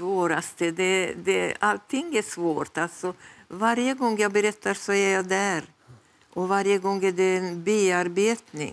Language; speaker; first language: Swedish; non-native, fluent; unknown